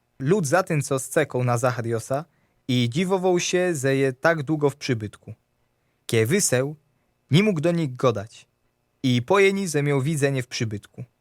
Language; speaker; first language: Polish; native; Polish